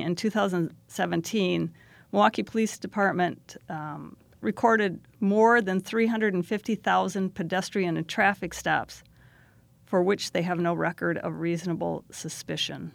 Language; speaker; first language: English; native; English